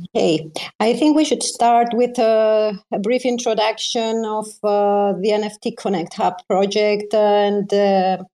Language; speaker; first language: English; non-native, fluent; Greek